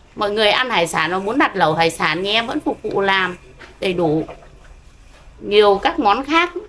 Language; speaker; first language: Vietnamese; non-native, fluent; Chinese